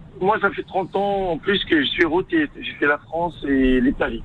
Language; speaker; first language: French; non-native, local second language; Arabic